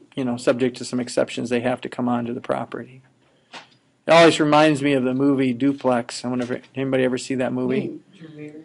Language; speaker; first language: English; native; English